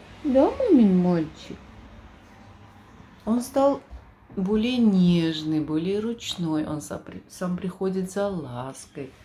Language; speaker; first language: Russian; native; Russian